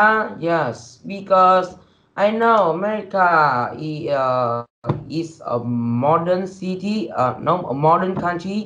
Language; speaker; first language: English; non-native, learner; Vietnamese